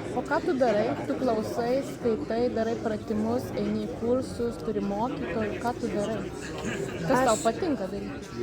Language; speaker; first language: Lithuanian; native; Lithuanian